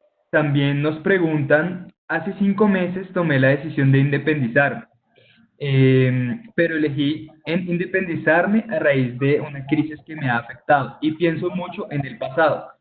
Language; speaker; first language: Spanish; native; Spanish